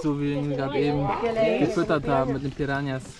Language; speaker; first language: German; native; German